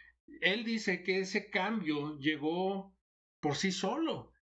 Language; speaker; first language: Spanish; native; Spanish